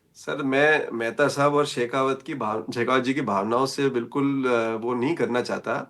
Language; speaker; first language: Hindi; native; Hindi